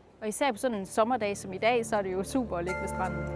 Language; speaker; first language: Danish; native; Danish